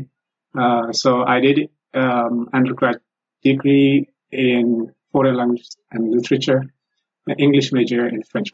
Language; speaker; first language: English; non-native, fluent; Amharic